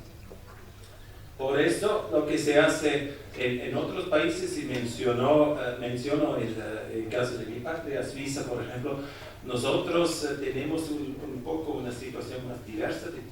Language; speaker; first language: Spanish; non-native, fluent; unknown